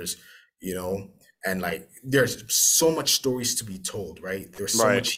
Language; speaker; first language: English; non-native, local second language; Akan